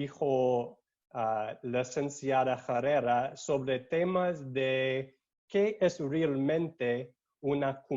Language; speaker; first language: Spanish; non-native, learner; English